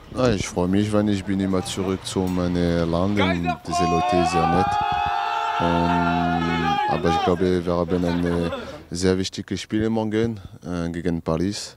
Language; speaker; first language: German; non-native, learner; French